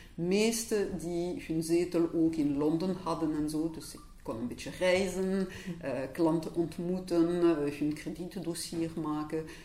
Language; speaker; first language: Dutch; non-native, local second language; French